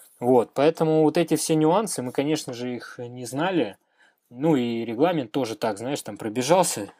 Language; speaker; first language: Russian; native; Russian